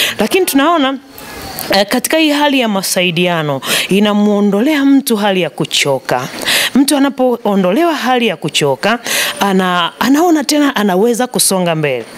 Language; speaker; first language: Swahili; native; Swahili